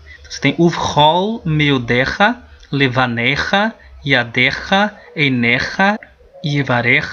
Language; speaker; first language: Hebrew; non-native, fluent; Portuguese